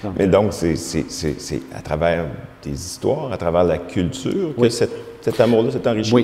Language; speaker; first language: French; native; French